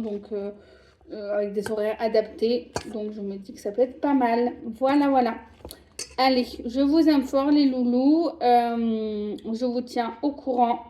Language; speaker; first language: French; native; French